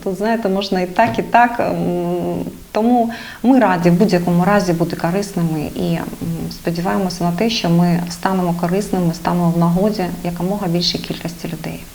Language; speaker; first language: Ukrainian; native; Ukrainian